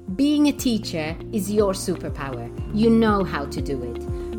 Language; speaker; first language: English; non-native, fluent; Polish